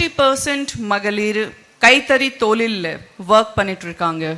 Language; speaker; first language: Tamil; non-native, local second language; Gujarati